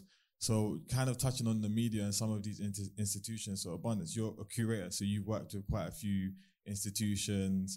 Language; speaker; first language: English; native; English